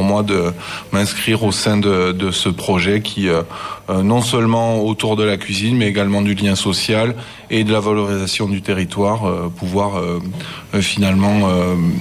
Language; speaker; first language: French; native; French